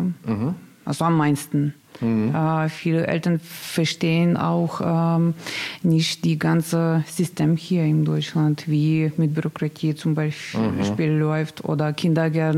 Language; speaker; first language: German; non-native, learner; Russian